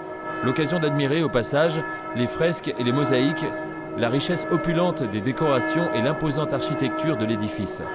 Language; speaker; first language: French; native; French